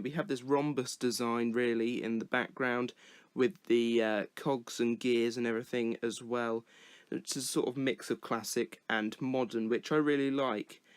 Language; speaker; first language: English; native; English